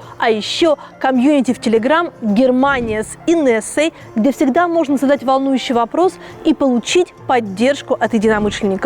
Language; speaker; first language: Russian; native; Russian